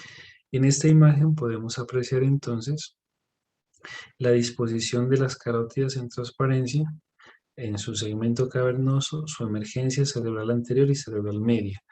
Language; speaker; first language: Spanish; native; Spanish